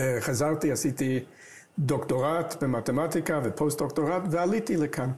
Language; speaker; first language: Hebrew; non-native, fluent; English